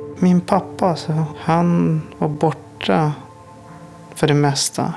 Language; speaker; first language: Swedish; non-native, fluent; Persian